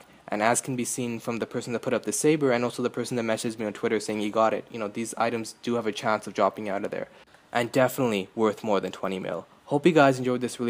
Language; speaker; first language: English; native; English